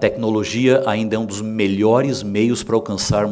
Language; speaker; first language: Portuguese; native; Portuguese